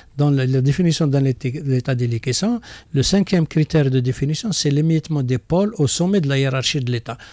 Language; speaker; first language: French; non-native, local second language; Arabic